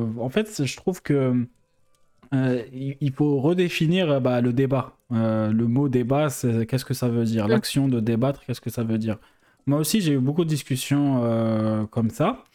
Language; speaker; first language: French; non-native, local second language; Arabic